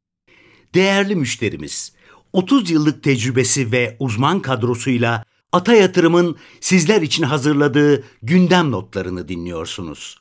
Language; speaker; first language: Turkish; native; Turkish